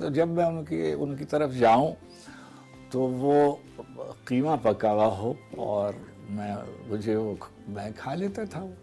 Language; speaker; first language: Urdu; native; Urdu